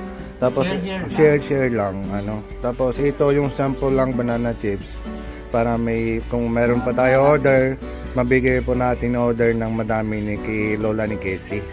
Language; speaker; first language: Filipino; non-native, learner; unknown